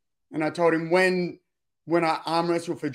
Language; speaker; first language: English; native; English